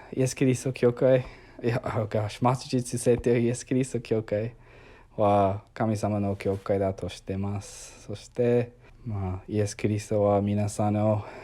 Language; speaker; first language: Japanese; non-native, learner; English